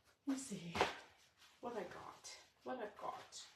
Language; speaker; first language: English; native; English